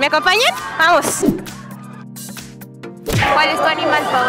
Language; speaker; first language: Spanish; native; Spanish